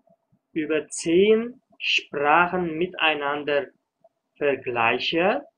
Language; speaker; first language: German; non-native, fluent; Uzbek